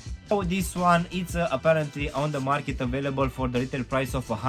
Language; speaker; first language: English; non-native, fluent; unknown